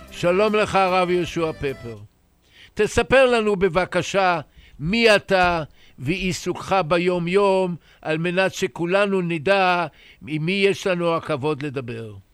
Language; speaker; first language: Hebrew; native; Hebrew